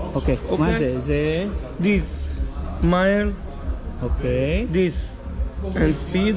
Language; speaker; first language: English; non-native, learner; Hebrew